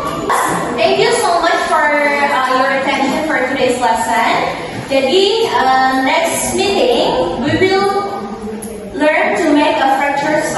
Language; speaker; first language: English; non-native, fluent; Indonesian